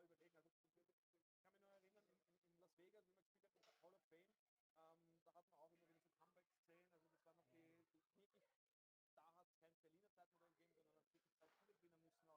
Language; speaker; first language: German; native; German